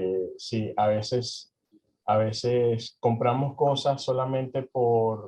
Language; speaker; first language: Spanish; early bilingual, heritage; Spanish